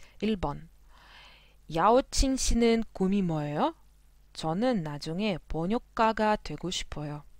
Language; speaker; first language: Korean; non-native, fluent; Russian